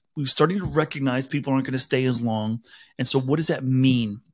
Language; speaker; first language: English; native; English